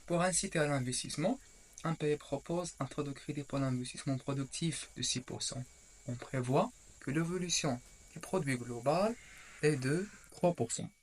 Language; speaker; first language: French; non-native, local second language; Arabic